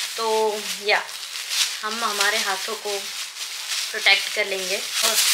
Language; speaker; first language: Hindi; non-native, local second language; Gujarati